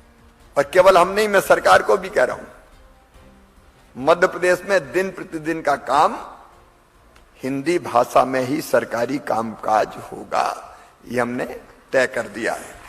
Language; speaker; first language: Hindi; native; Hindi